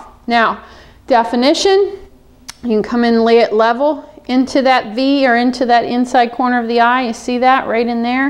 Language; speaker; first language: English; native; English